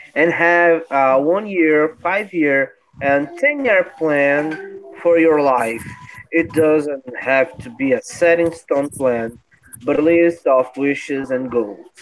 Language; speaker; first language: English; non-native, learner; Portuguese